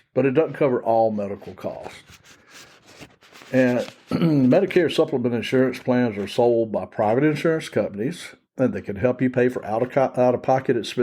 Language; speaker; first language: English; native; English